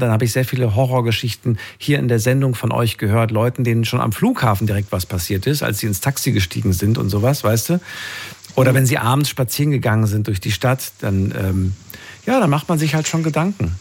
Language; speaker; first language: German; native; German